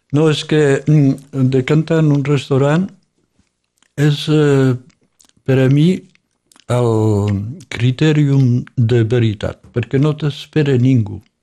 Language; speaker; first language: Catalan; native; Catalan